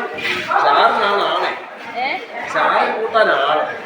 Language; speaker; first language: Malayalam; native; Malayalam